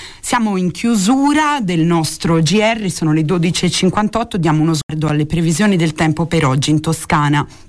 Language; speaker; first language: Italian; native; Italian